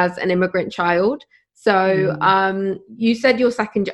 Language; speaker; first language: English; native; English